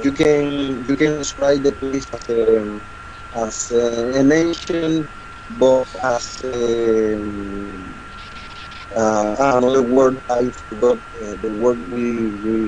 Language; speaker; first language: English; non-native, learner; Spanish